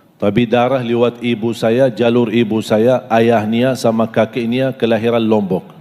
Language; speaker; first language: Malay; non-native, fluent; Arabic